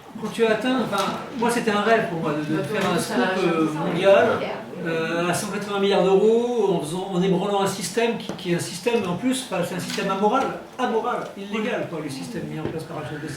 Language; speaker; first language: French; native; French